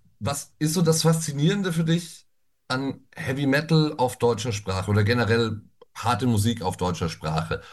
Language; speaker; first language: German; native; German